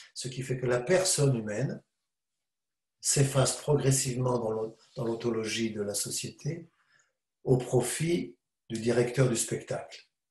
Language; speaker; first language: French; native; French